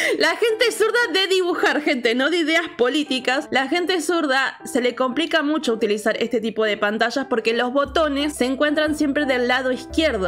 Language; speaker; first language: Spanish; native; Spanish